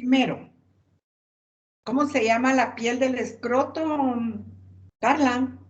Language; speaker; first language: Spanish; native; Spanish